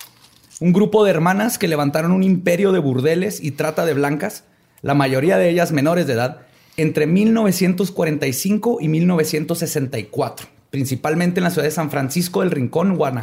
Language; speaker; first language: Spanish; native; Spanish